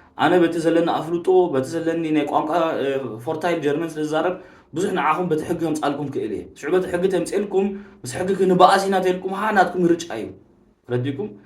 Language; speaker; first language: Tigrinya; early bilingual, heritage; Tigrinya